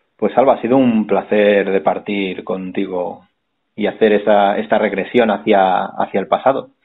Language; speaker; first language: Spanish; native; Spanish